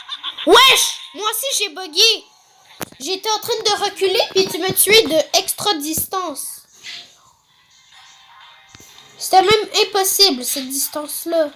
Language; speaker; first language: French; native; French